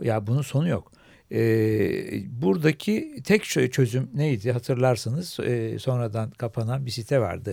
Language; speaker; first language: Turkish; native; Turkish